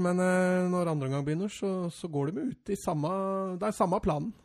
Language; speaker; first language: Norwegian; native; Norwegian